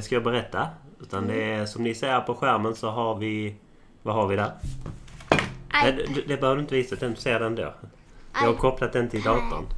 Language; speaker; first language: Swedish; native; Swedish